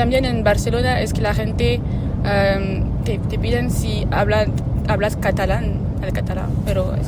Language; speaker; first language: Spanish; non-native, learner; French